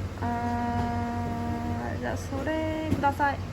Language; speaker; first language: Japanese; non-native, fluent; Korean